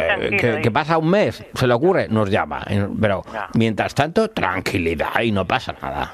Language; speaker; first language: Spanish; native; Spanish